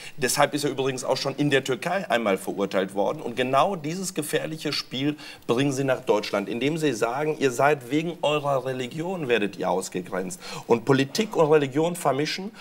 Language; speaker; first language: German; early bilingual, other home language; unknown